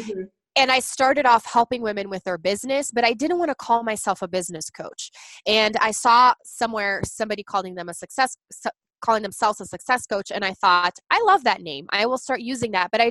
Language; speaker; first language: English; non-native, fluent; Portuguese